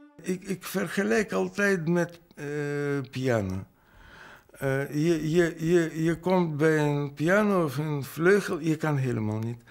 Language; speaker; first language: Dutch; non-native, fluent; Russian